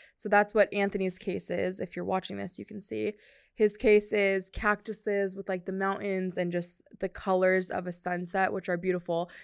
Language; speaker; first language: English; native; English